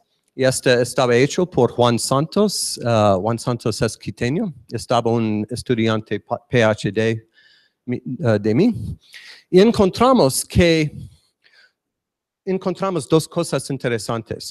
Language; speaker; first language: Spanish; non-native, learner; English